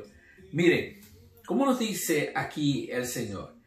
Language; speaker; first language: Spanish; native; Spanish